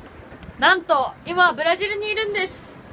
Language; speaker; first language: Japanese; early bilingual, other home language; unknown